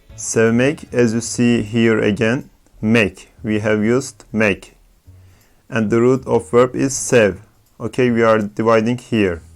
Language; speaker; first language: English; non-native, fluent; Turkish